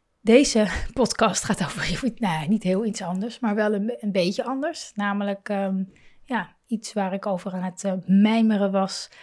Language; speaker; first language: Dutch; native; Dutch